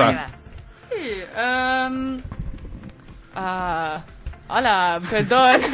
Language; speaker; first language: Spanish; non-native, learner; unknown